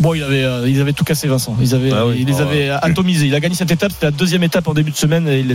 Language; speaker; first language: French; native; French